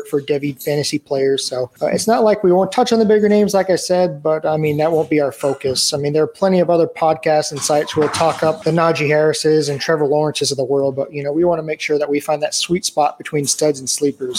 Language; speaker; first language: English; native; English